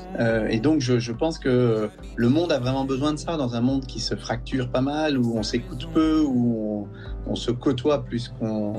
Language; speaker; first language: French; native; French